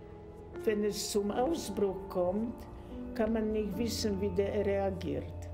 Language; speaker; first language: German; non-native, fluent; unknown